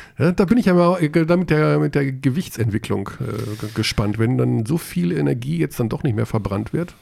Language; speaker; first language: German; native; German